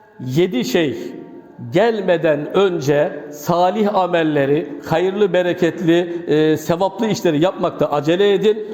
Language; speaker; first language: Turkish; native; Turkish